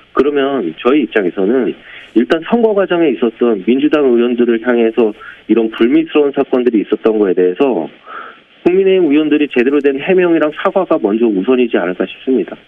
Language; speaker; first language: Korean; native; Korean